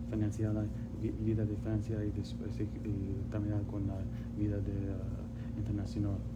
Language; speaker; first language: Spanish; non-native, learner; Pashto